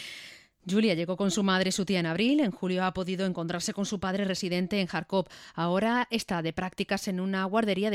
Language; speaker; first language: Spanish; native; Spanish